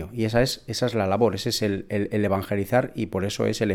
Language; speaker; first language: Spanish; native; Spanish